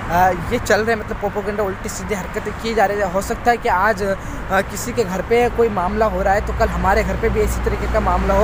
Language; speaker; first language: Hindi; native; Hindi